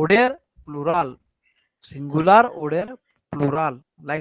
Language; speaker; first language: German; non-native, fluent; Marathi